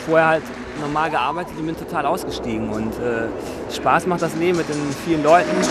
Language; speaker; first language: German; native; German